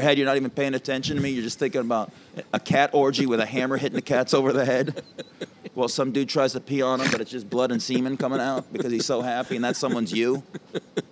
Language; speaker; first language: English; native; English